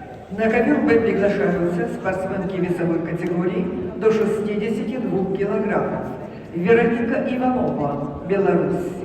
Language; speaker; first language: Russian; native; Russian